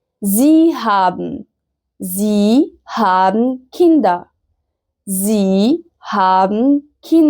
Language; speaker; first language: German; non-native, fluent; Arabic